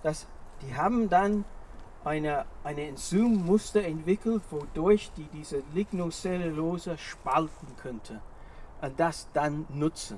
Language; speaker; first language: German; non-native, fluent; English